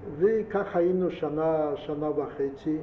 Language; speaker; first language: Hebrew; non-native, fluent; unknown